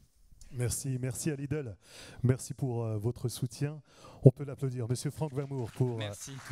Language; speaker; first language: French; native; French